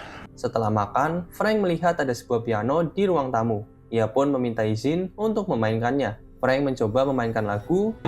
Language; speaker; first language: Indonesian; native; Indonesian